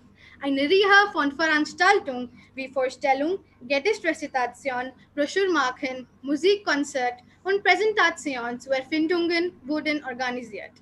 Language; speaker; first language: German; non-native, learner; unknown